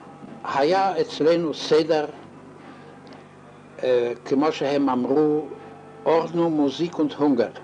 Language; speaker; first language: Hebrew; non-native, fluent; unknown